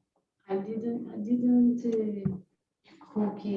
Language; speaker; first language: English; non-native, learner; Portuguese